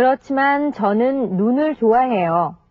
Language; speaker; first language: Korean; non-native, learner; Vietnamese